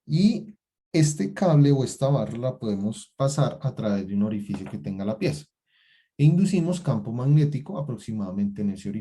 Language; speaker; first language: Spanish; native; Spanish